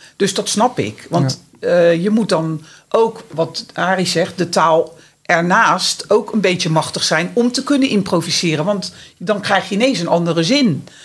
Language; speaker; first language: Dutch; native; Dutch